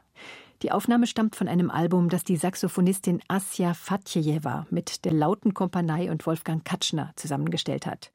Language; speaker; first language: German; native; German